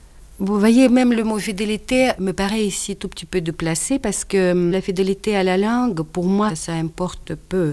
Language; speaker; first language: French; non-native, fluent; Russian